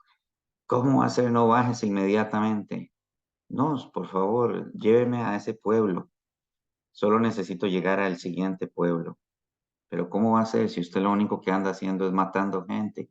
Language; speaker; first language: Spanish; native; Spanish